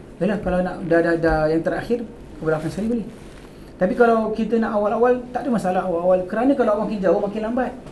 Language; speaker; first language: Malay; native; Malay